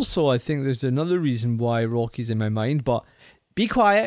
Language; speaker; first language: English; native; English